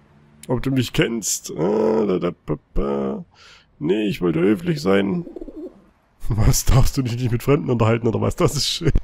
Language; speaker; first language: German; native; German